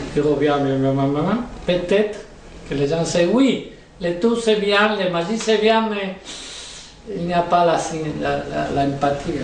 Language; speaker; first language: French; non-native, learner; Spanish